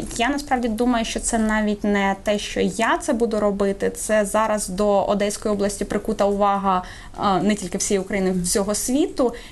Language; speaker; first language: Ukrainian; native; Ukrainian